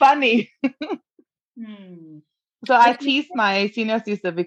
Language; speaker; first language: English; non-native, fluent; Norwegian